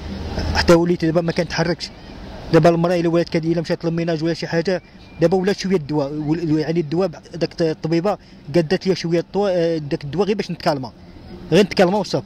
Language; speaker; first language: Arabic; native; Arabic